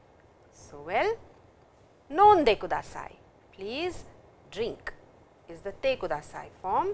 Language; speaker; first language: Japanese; non-native, fluent; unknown